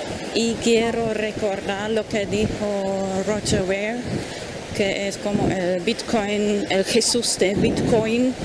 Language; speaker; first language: Spanish; non-native, fluent; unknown